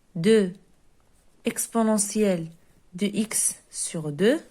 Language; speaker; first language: French; non-native, local second language; Arabic